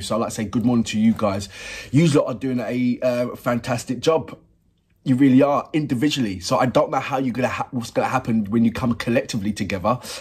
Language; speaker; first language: English; native; English